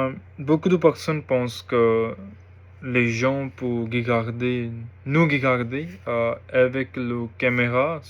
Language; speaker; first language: French; non-native, learner; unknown